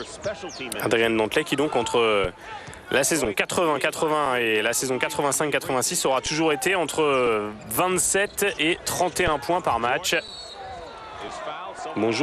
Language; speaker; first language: French; native; French